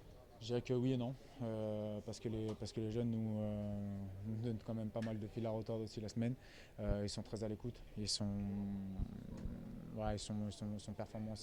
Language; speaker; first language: French; native; French